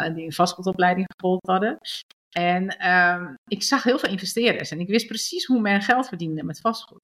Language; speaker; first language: Dutch; early bilingual, other home language; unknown